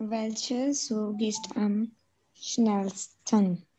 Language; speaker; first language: German; non-native, learner; Urdu